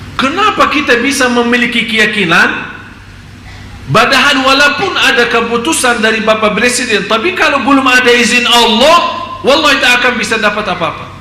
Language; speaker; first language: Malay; non-native, fluent; Arabic